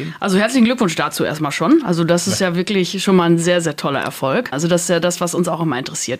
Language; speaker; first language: German; native; German